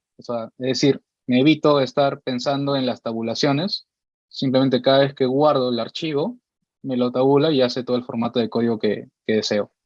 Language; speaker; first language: Spanish; native; Spanish